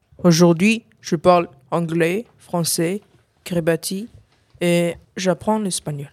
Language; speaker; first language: French; non-native, learner; English